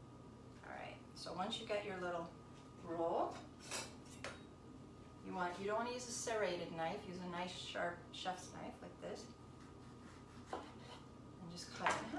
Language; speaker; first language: English; native; English